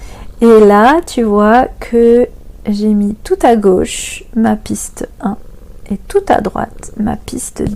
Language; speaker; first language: French; native; French